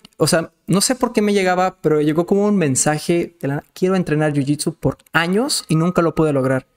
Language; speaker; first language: Spanish; non-native, fluent; Serbian